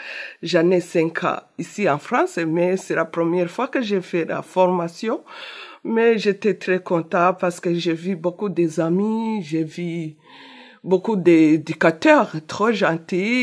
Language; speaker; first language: French; non-native, learner; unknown